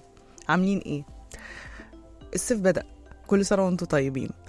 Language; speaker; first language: Arabic; native; Arabic